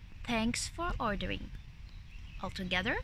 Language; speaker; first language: English; non-native, fluent; Ukrainian